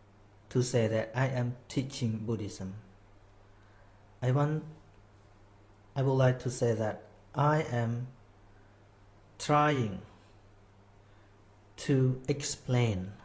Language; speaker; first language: English; non-native, fluent; Khmer